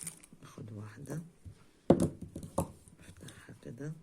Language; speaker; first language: Arabic; native; Arabic